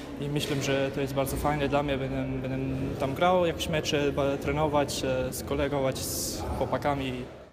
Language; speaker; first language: Polish; early bilingual, heritage; German